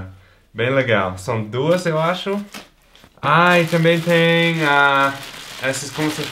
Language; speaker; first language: Portuguese; non-native, fluent; English